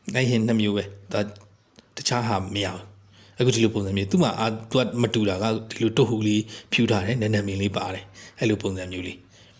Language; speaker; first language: Burmese; native; Burmese